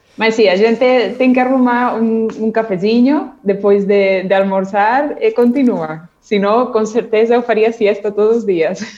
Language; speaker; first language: Portuguese; non-native, fluent; Spanish